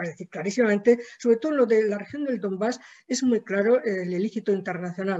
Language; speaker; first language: Spanish; native; Spanish